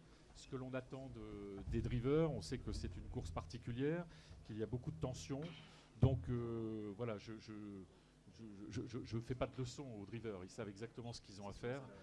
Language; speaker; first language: French; native; French